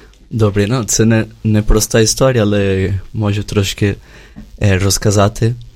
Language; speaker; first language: Ukrainian; non-native, learner; Portuguese